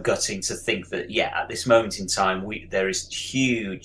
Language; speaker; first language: English; native; English